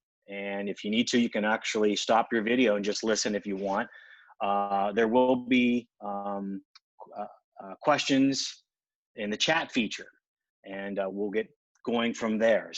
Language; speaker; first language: English; native; English